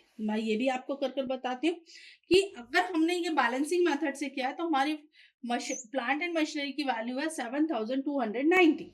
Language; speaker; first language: Hindi; native; Hindi